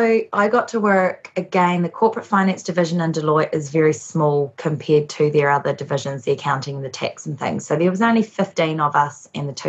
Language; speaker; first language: English; native; English